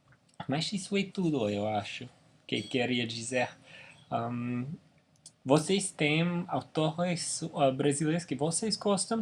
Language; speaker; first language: Portuguese; non-native, fluent; English